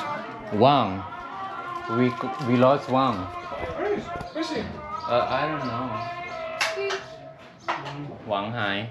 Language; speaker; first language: English; non-native, learner; Thai